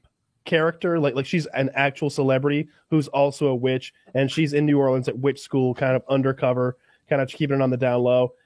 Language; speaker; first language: English; native; English